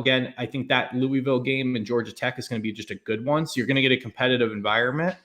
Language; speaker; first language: English; native; English